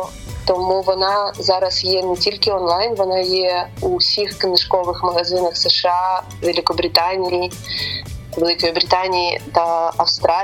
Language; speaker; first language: Ukrainian; non-native, local second language; Russian